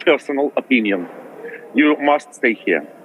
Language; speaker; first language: English; non-native, learner; Russian